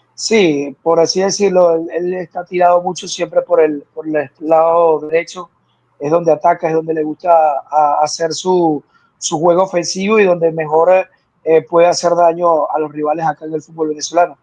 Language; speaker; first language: Spanish; native; Spanish